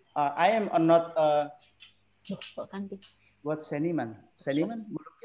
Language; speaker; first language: English; non-native, learner; Indonesian